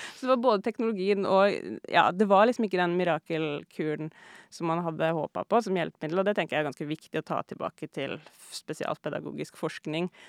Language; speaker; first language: Norwegian; native; Norwegian